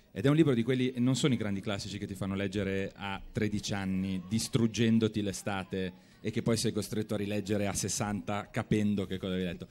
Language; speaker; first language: Italian; native; Italian